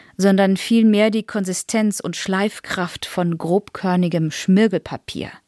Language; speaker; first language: German; native; German